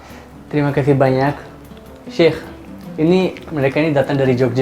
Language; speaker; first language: Indonesian; native; Indonesian